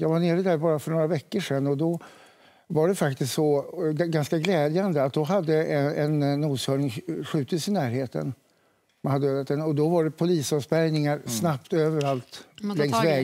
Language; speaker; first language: Swedish; native; Swedish